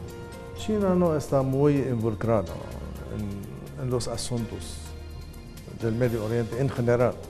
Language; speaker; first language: Spanish; non-native, fluent; Arabic